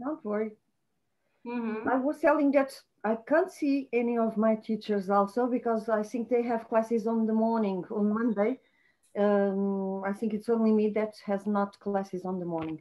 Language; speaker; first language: English; non-native, fluent; Portuguese